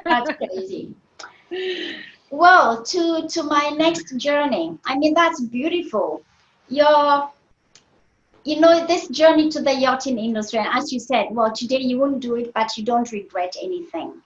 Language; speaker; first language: English; non-native, fluent; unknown